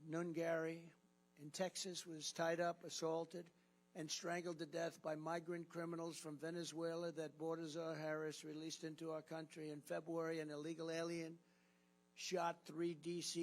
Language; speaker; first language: English; native; English